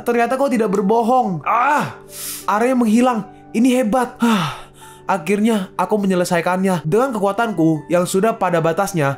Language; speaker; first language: Indonesian; native; Indonesian